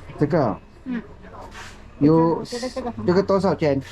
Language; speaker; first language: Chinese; non-native, learner; Iloko